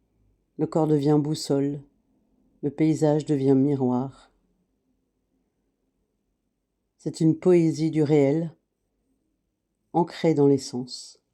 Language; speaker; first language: French; native; French